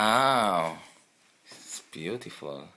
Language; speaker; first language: English; non-native, learner; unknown